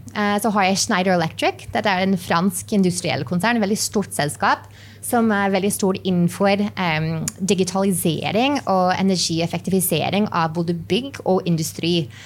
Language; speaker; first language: Norwegian; non-native, fluent; English